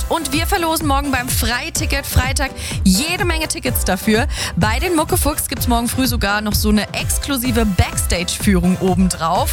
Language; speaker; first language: German; native; German